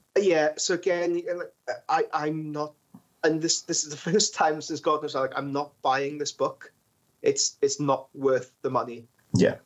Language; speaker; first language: English; native; English